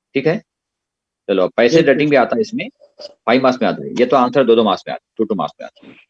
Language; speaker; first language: Urdu; native; Urdu